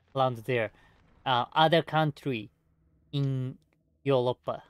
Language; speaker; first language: English; non-native, learner; Japanese